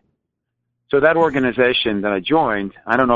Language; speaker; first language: English; native; English